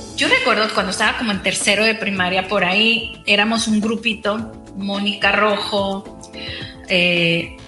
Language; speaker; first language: Spanish; native; Spanish